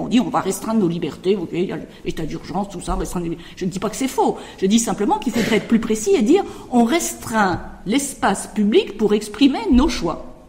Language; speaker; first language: French; native; French